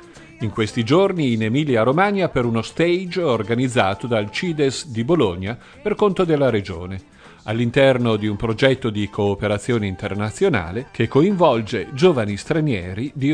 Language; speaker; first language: Italian; native; Italian